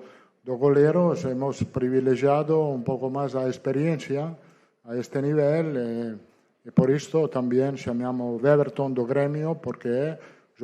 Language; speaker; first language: Portuguese; non-native, learner; Italian